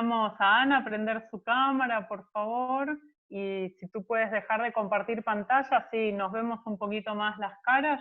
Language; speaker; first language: Spanish; native; Spanish